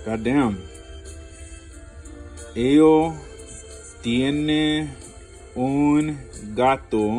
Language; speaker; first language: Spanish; non-native, learner; English